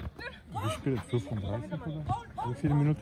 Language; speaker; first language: German; non-native, learner; Turkish